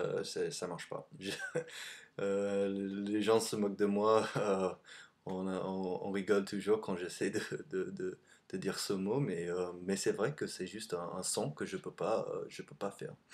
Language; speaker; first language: French; non-native, fluent; English